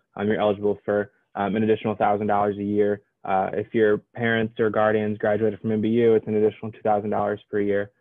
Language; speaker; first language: English; native; English